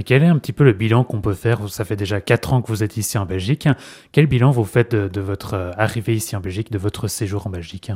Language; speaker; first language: French; native; French